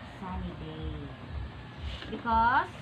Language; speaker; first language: English; non-native, learner; Filipino